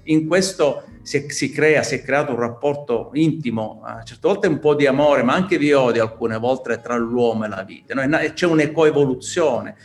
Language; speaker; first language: Italian; native; Italian